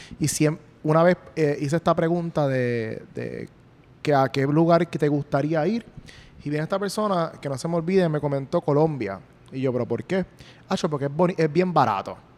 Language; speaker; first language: Spanish; native; Spanish